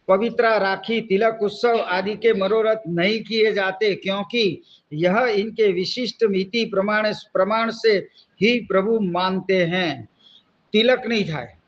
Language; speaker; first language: Hindi; non-native, local second language; Gujarati